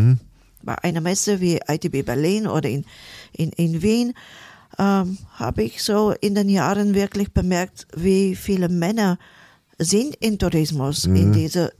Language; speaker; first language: German; non-native, fluent; Bulgarian